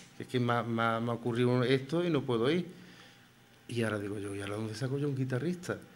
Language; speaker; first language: Spanish; native; Spanish